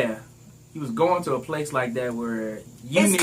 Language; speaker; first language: English; native; English